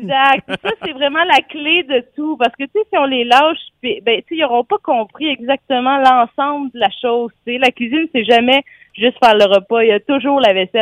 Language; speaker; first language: French; native; French